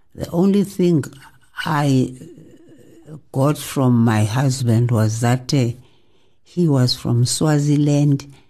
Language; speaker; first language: English; non-native, local second language; Xhosa